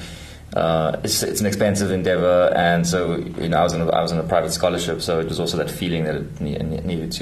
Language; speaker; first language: English; native; English